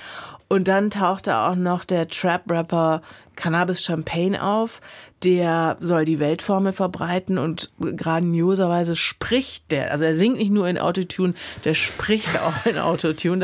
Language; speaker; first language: German; native; German